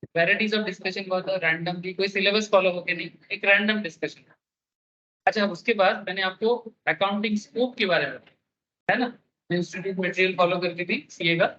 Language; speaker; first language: Hindi; non-native, local second language; Bangla